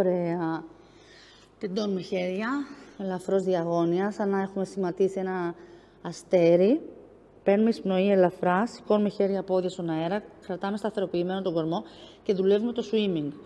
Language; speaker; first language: Greek; native; Greek